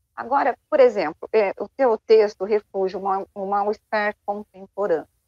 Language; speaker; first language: Portuguese; native; Portuguese